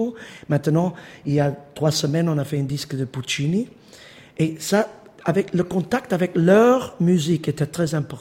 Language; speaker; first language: French; non-native, fluent; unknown